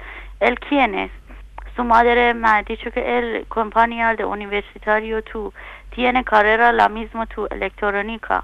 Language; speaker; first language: Spanish; non-native, learner; Persian